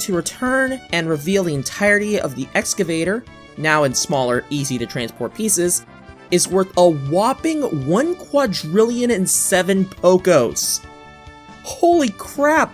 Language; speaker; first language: English; native; English